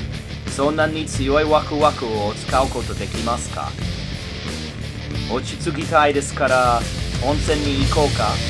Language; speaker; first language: Japanese; non-native, learner; English